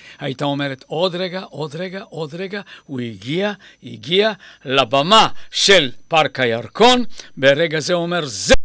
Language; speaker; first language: Hebrew; non-native, fluent; Bulgarian